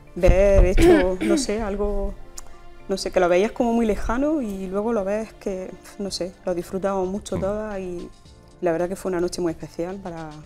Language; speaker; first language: Spanish; native; Spanish